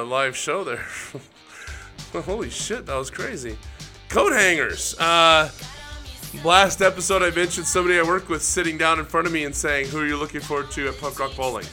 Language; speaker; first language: English; native; English